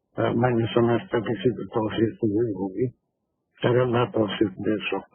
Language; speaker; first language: Urdu; native; Urdu